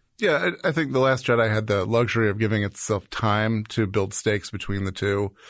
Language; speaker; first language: English; native; English